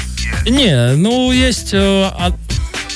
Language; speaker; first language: Russian; non-native, local second language; Latvian